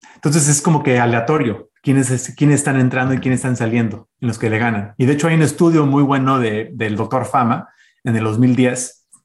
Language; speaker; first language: Spanish; early bilingual, heritage; Spanish